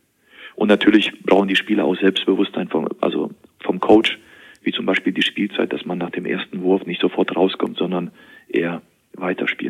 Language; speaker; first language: German; native; German